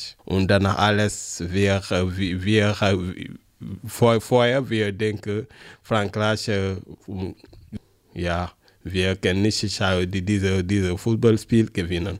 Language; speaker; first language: German; non-native, learner; French